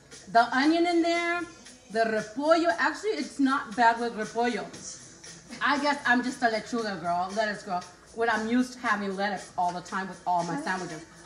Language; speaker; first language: English; early bilingual, other home language; Spanish